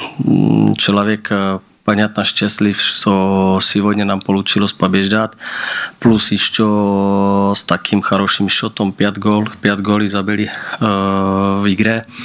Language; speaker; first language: Russian; non-native, learner; Slovak